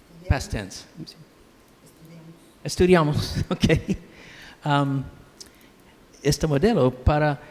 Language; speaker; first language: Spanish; non-native, learner; English